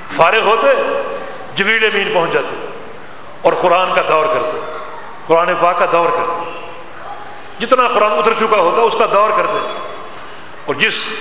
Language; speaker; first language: Urdu; non-native, local second language; Punjabi